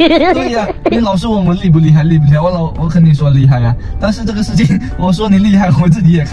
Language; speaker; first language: Chinese; native; Chinese